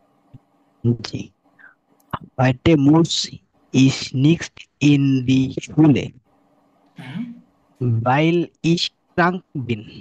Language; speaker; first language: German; non-native, learner; Bangla